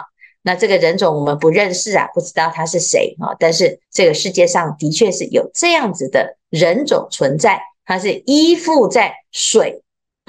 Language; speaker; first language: Chinese; native; Chinese